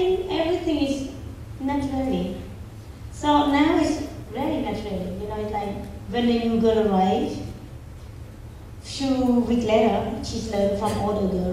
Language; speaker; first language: English; non-native, learner; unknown